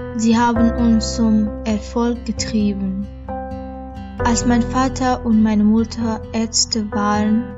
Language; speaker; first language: German; non-native, fluent; Persian